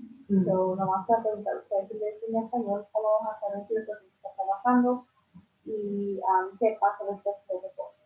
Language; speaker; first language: Spanish; early bilingual, other home language; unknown